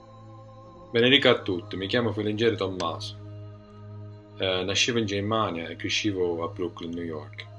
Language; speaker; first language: Italian; early bilingual, heritage; Italian